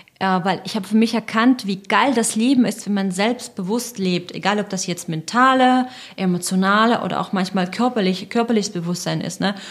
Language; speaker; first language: German; non-native, fluent; Russian